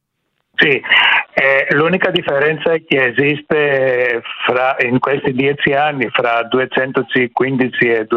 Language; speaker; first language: Italian; non-native, fluent; Greek